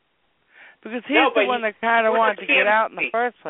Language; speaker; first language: English; native; English